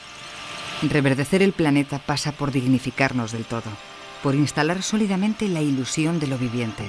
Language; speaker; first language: Spanish; native; Spanish